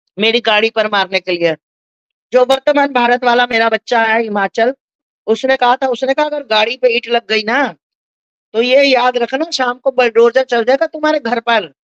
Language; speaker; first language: Hindi; native; Hindi